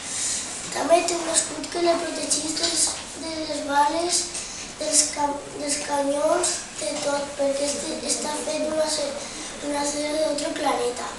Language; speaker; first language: Catalan; non-native, local second language; Spanish